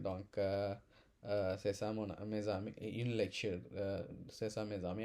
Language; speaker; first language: French; non-native, learner; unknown